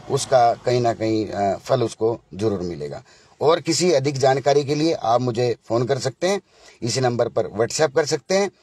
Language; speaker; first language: Hindi; native; Hindi